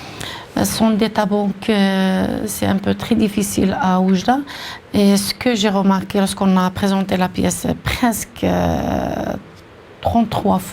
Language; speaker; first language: French; non-native, local second language; Arabic